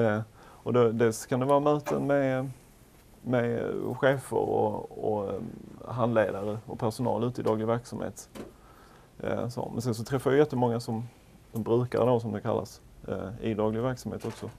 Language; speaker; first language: Swedish; native; Swedish